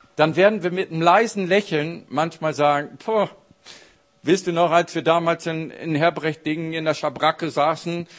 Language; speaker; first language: German; native; German